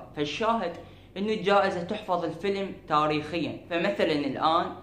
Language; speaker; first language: Arabic; native; Arabic